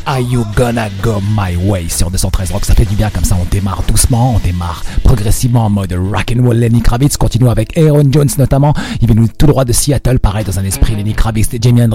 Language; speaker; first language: French; non-native, local second language; Arabic